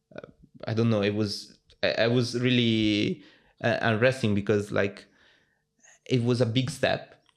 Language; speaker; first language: English; non-native, fluent; Italian